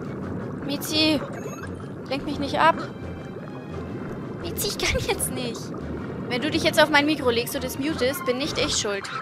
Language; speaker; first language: German; native; German